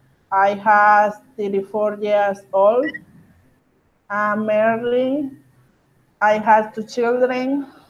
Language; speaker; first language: English; non-native, learner; Spanish